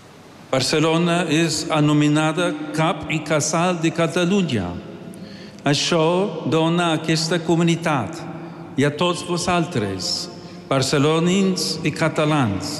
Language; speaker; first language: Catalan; non-native, learner; English